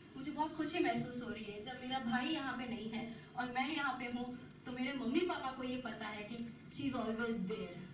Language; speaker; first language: Hindi; non-native, local second language; Gujarati